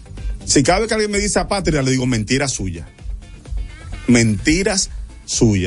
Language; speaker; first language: Spanish; native; Spanish